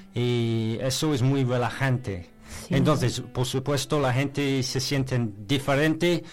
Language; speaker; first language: Spanish; non-native, learner; English